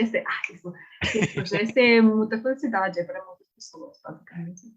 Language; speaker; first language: Portuguese; non-native, learner; English